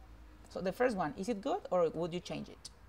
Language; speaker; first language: English; non-native, fluent; Spanish